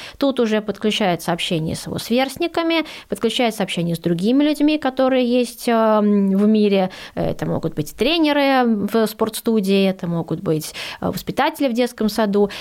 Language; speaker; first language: Russian; early bilingual, heritage; Russian